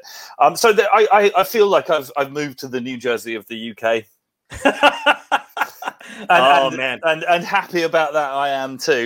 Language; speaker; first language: English; native; English